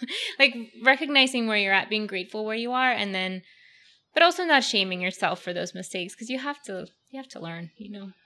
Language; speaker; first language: English; early bilingual, other home language; Russian